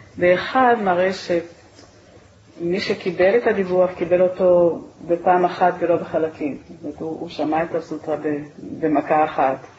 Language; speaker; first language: Hebrew; native; Hebrew